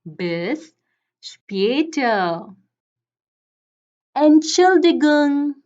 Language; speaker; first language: German; non-native, fluent; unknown